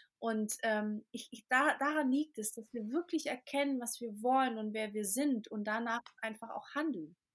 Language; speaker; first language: German; early bilingual, other home language; Portuguese